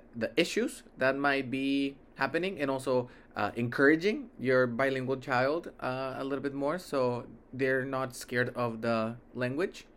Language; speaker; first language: English; early bilingual, other home language; Spanish